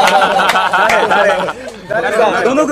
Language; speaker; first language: Japanese; non-native, learner; Korean